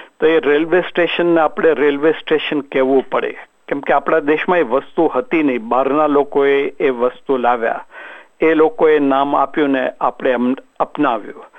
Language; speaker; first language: Gujarati; early bilingual, heritage; Gujarati